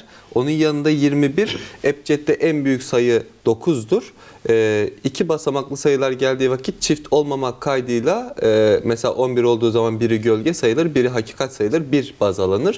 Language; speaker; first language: Turkish; native; Turkish